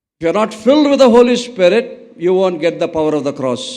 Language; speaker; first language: English; non-native, local second language; Telugu